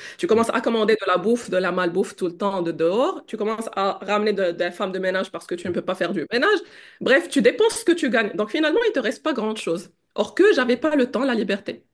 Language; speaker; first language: French; non-native, local second language; Arabic